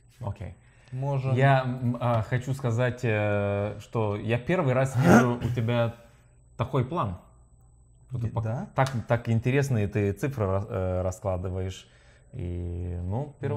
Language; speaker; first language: Russian; non-native, learner; Lithuanian